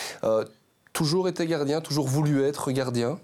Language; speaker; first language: French; native; French